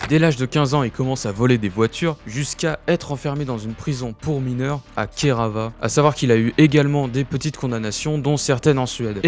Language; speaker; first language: French; native; French